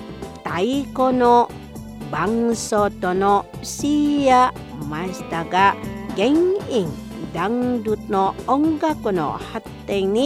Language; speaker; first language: Japanese; non-native, fluent; Indonesian